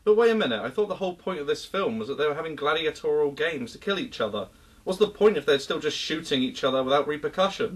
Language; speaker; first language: English; native; English